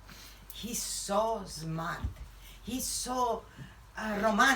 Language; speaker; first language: English; non-native, learner; Italian